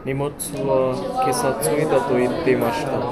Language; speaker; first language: Japanese; non-native, learner; Sinhala